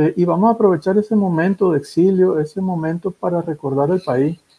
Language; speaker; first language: Spanish; native; Spanish